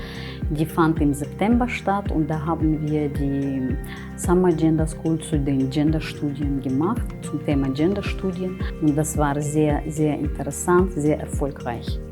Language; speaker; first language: German; non-native, fluent; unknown